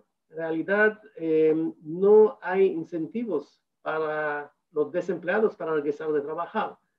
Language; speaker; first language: Spanish; non-native, fluent; Hebrew